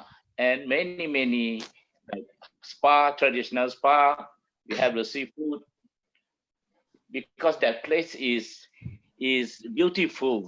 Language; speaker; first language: English; non-native, learner; Malay